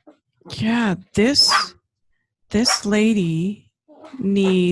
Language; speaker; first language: English; native; English